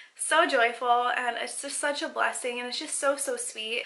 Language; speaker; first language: English; native; English